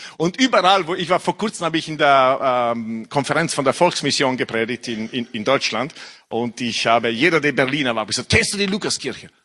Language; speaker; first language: German; non-native, fluent; Italian